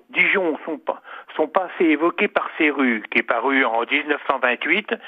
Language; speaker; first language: French; native; French